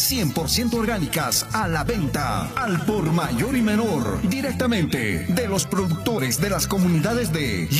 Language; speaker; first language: Spanish; native; Spanish